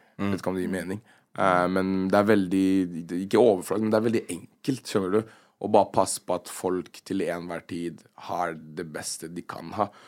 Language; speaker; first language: Norwegian; early bilingual, other home language; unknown